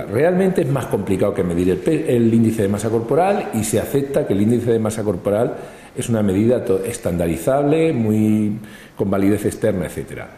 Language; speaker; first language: Spanish; native; Spanish